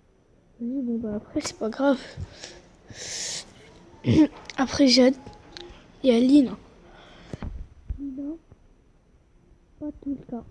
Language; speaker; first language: French; non-native, local second language; Arabic